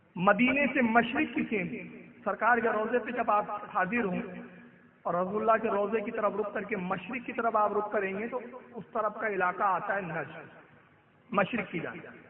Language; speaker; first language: Urdu; native; Urdu